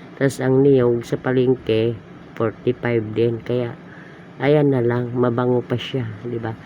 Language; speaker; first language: Filipino; non-native, local second language; Hiligaynon